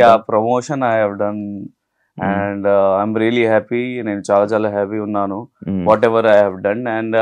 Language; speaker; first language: Telugu; non-native, local second language; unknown